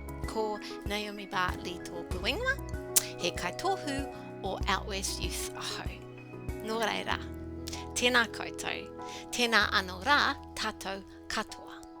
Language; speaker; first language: Māori; non-native, local second language; English